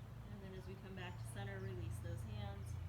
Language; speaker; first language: English; native; English